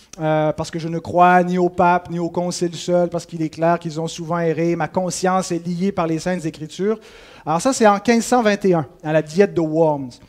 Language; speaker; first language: French; native; French